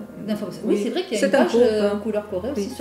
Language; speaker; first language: French; native; French